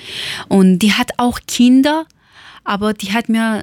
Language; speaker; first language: German; non-native, learner; Persian